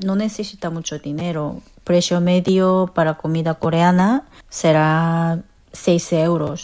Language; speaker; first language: Spanish; non-native, fluent; Korean